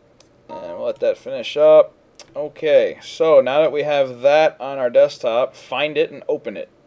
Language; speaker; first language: English; native; English